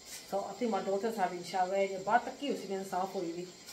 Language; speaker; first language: English; early bilingual, other home language; Punjabi